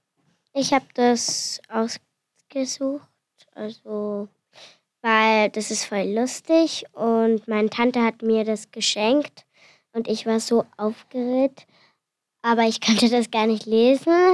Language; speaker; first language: German; non-native, learner; Finnish